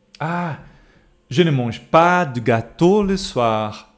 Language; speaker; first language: French; non-native, fluent; Portuguese